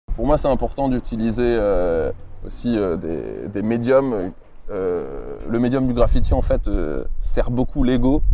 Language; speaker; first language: French; native; French